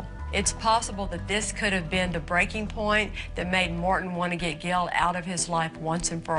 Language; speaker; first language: English; native; English